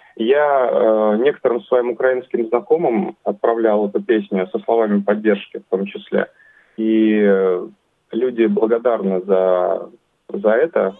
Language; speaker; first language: Russian; native; Russian